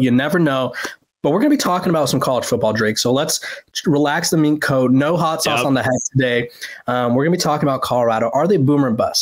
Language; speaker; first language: English; native; English